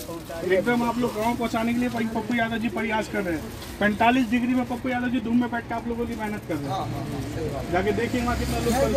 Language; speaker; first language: Hindi; native; Hindi